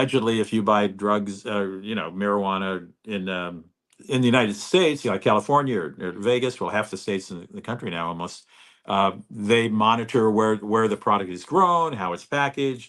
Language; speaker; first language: English; native; English